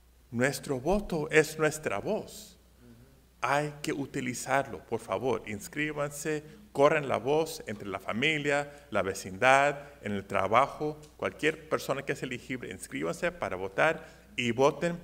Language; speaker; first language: Spanish; early bilingual, heritage; Spanish